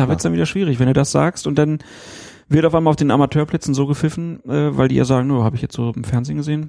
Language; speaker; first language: German; native; German